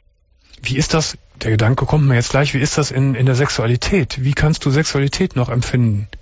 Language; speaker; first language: German; native; German